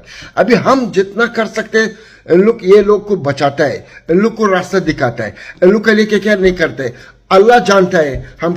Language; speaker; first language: Hindi; non-native, learner; Arabic